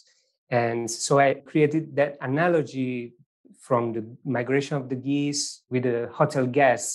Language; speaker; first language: English; non-native, fluent; Italian